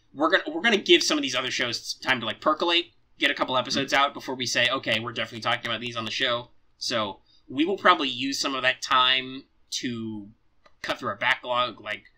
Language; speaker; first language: English; native; English